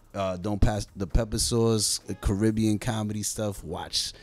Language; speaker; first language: English; native; English